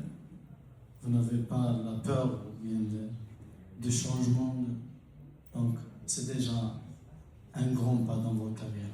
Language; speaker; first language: French; non-native, local second language; Arabic